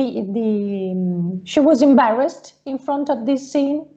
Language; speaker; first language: English; non-native, fluent; Italian